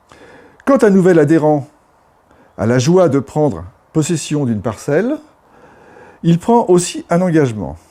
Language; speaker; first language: French; native; French